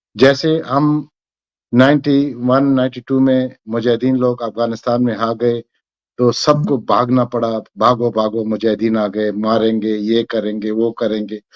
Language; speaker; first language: Hindi; non-native, fluent; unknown